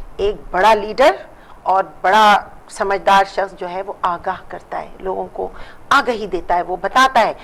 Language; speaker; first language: Urdu; native; Urdu